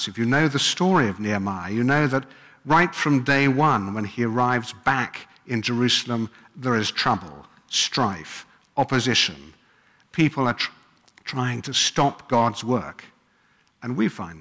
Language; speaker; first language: English; native; English